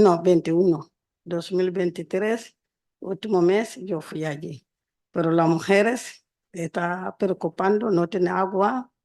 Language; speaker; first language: Spanish; non-native, learner; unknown